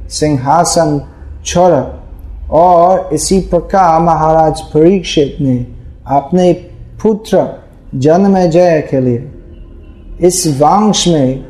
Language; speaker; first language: Hindi; non-native, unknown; English